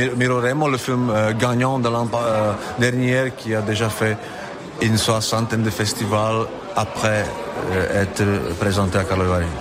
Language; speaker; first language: French; non-native, fluent; Czech